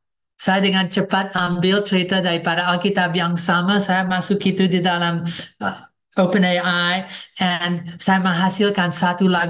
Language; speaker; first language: Indonesian; non-native, fluent; English